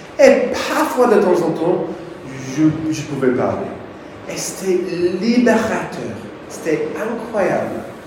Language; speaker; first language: French; non-native, fluent; English